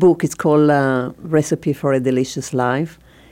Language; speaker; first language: English; non-native, learner; Hebrew